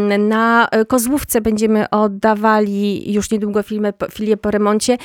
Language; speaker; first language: Polish; native; Polish